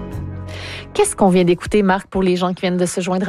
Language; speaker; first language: French; native; French